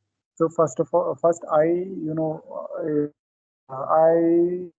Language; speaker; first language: English; non-native, local second language; Hindi